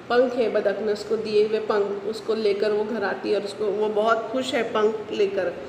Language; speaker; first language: Hindi; non-native, local second language; Marathi